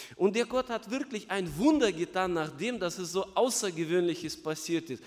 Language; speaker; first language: German; non-native, fluent; Russian